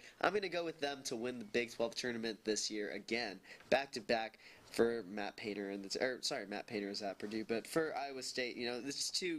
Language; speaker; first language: English; native; English